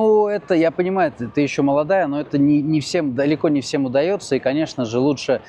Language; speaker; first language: Russian; native; Russian